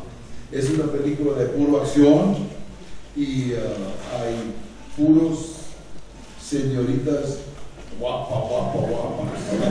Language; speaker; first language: Spanish; early bilingual, heritage; Spanish